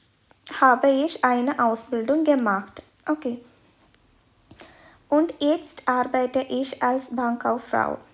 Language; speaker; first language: German; non-native, fluent; Malayalam